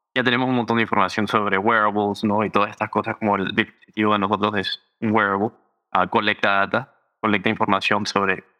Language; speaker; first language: Spanish; early bilingual, heritage; Spanish